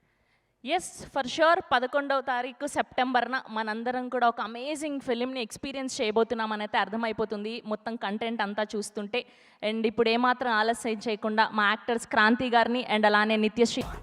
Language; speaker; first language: Telugu; native; Telugu